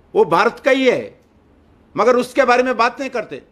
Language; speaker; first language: Hindi; non-native, local second language; Telugu